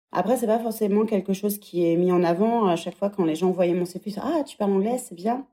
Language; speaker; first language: French; native; French